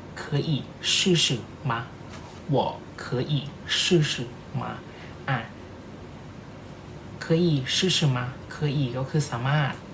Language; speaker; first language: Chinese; non-native, fluent; Thai